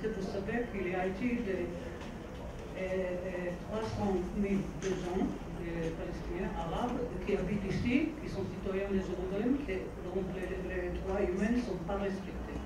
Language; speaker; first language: French; non-native, fluent; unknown